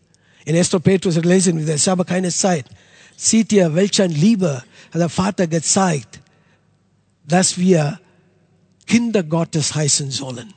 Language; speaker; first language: German; non-native, fluent; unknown